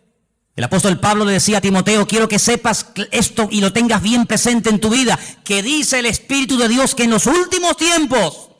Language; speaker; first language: Spanish; native; Spanish